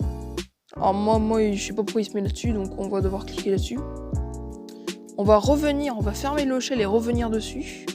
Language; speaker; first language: French; native; French